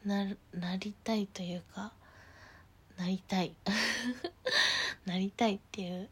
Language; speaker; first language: Japanese; native; Japanese